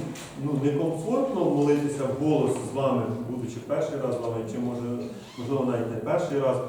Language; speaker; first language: Ukrainian; native; Ukrainian